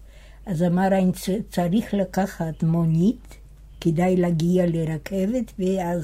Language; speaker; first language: Hebrew; non-native, fluent; Yiddish